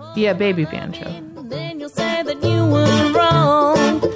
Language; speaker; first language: English; native; English